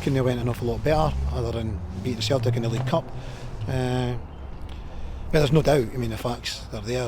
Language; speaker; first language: English; native; English